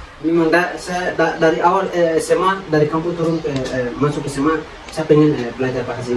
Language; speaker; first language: Indonesian; non-native, local second language; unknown